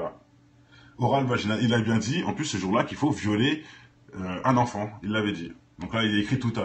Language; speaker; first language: French; native; French